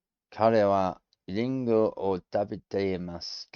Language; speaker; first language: Japanese; non-native, learner; English